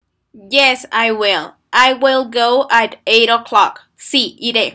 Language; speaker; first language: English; non-native, fluent; Spanish